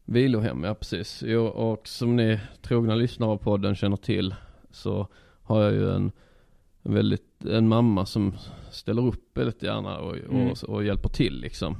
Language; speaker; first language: Swedish; native; Swedish